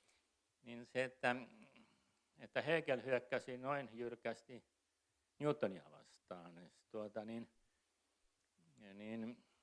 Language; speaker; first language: Finnish; native; Finnish